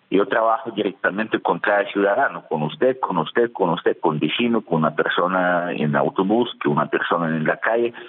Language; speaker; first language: Spanish; non-native, fluent; Russian